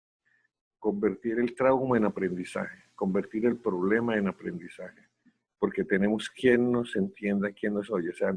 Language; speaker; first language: Spanish; native; Spanish